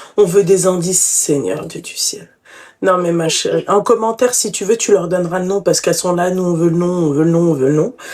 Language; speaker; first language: French; native; French